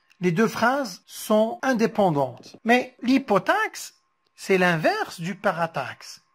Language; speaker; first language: French; non-native, local second language; Arabic